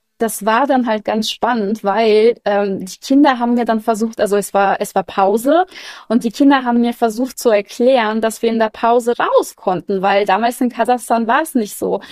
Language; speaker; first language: German; early bilingual, other home language; Russian